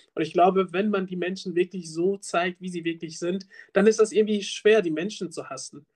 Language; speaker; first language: German; early bilingual, other home language; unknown